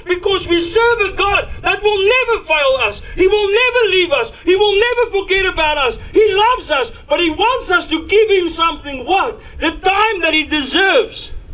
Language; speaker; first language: English; non-native, local second language; Afrikaans